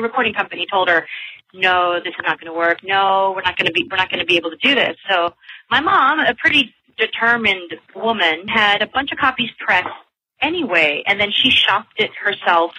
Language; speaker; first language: English; non-native, local second language; Filipino